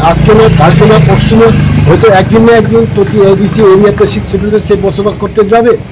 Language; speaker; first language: Bangla; non-native, local second language; Kok Borok